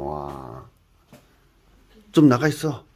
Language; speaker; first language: Korean; native; Korean